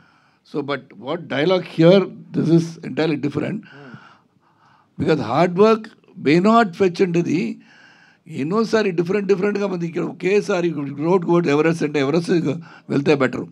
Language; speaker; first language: Telugu; non-native, learner; Tamil